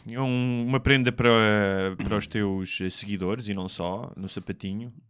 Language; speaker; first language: Portuguese; native; Portuguese